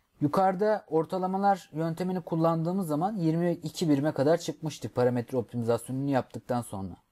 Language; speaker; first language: Turkish; native; Turkish